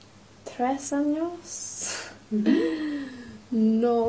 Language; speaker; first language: Spanish; non-native, learner; English